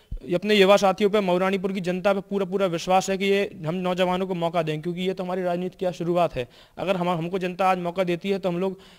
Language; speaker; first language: Hindi; native; Hindi